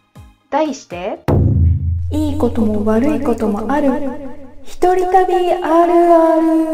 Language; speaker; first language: Japanese; native; Japanese